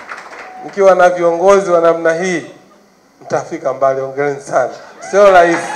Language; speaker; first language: Swahili; native; Swahili